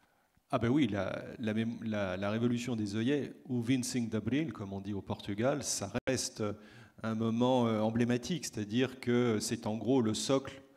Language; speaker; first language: French; native; French